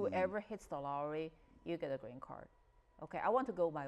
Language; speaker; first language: English; non-native, fluent; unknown